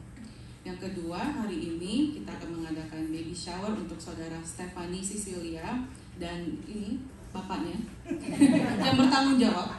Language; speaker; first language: Indonesian; native; Indonesian